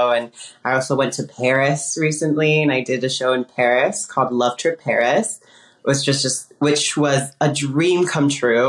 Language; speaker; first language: English; early bilingual, other home language; Spanish